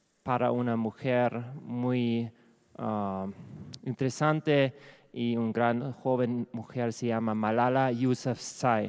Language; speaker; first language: Spanish; non-native, learner; German